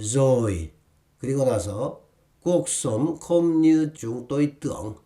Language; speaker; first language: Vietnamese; non-native, fluent; Korean